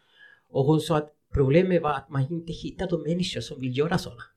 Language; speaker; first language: Swedish; non-native, fluent; Spanish